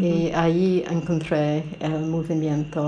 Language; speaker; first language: Spanish; non-native, fluent; English